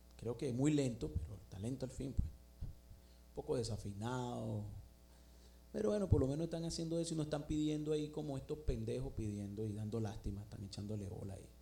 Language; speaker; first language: Spanish; native; Spanish